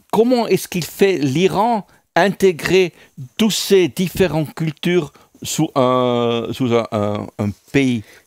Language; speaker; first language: French; non-native, fluent; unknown